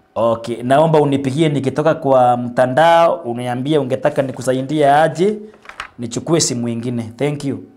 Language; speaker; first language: Swahili; non-native, local second language; Meru